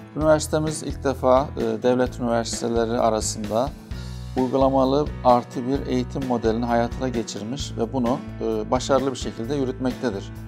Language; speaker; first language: Turkish; native; Turkish